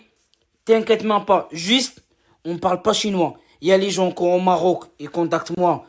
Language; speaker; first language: French; non-native, learner; Arabic